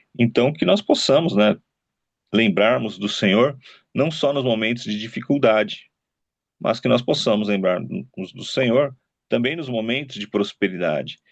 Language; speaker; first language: Portuguese; native; Portuguese